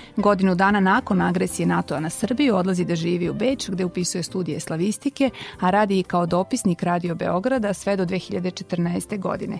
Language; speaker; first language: Serbian; native; Serbian